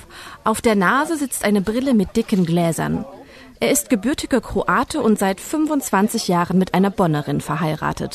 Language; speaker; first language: German; native; German